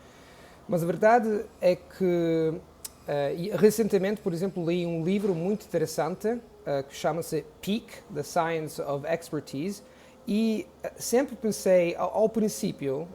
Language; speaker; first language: Portuguese; non-native, fluent; Italian